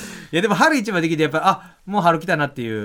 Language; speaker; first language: Japanese; native; Japanese